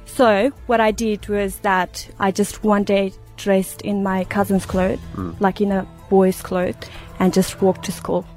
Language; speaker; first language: English; non-native, fluent; Persian